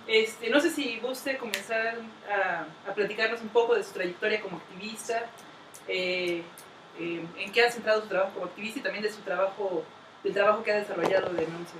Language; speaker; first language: Spanish; native; Spanish